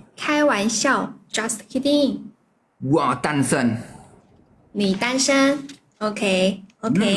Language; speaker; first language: Chinese; non-native, learner; Thai